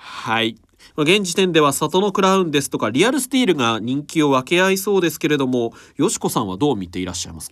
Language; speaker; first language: Japanese; native; Japanese